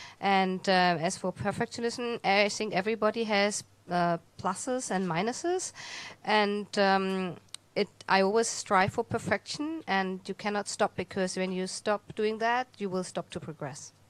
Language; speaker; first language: English; non-native, fluent; Russian